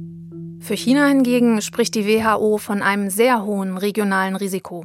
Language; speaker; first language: German; native; German